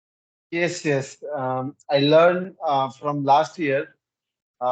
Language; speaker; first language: English; non-native, learner; Hindi